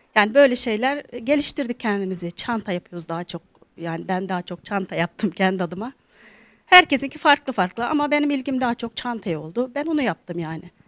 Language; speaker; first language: Turkish; native; Turkish